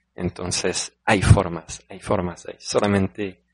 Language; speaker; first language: Spanish; non-native, fluent; French